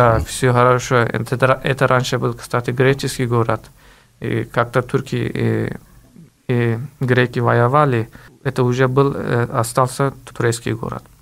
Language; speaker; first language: Russian; non-native, learner; Turkish